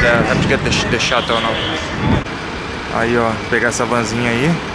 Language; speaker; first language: English; non-native, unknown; Portuguese